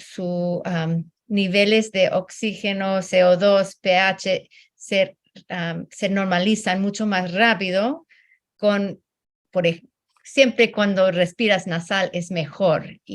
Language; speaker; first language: Spanish; early bilingual, heritage; Spanish